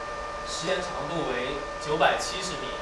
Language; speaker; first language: Chinese; native; Chinese